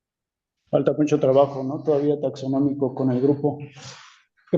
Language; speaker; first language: Spanish; native; Spanish